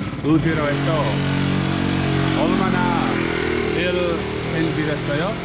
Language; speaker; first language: Korean; non-native, learner; English